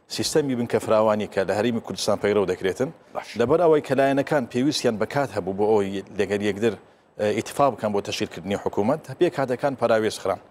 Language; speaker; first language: Central Kurdish; non-native, local second language; Turkmen